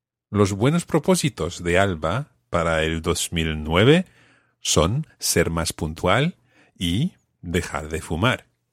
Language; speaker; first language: Spanish; non-native, fluent; English